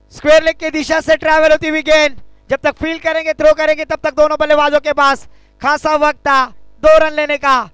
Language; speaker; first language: Hindi; non-native, local second language; Marathi